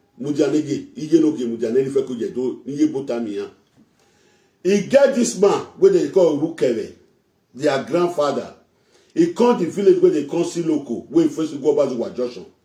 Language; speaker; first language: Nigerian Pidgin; non-native, local second language; Bini